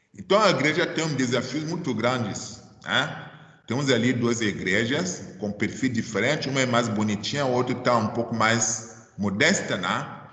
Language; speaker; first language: Portuguese; non-native, fluent; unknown